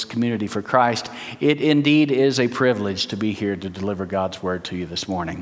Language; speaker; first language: English; early bilingual, heritage; English